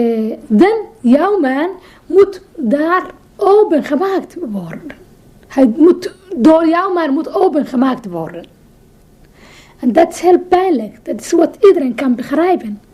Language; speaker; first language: Dutch; non-native, learner; Somali